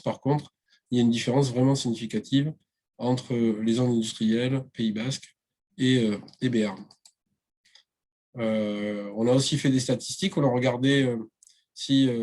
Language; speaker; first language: French; native; French